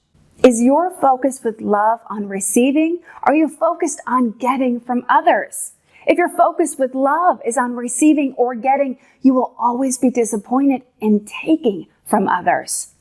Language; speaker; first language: English; native; English